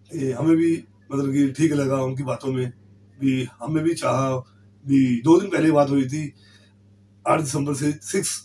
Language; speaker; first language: Hindi; native; Hindi